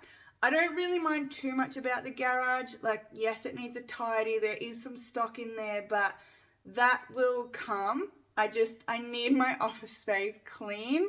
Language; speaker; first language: English; native; English